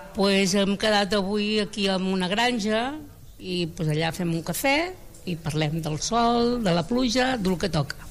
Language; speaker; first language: Catalan; non-native, local second language; Spanish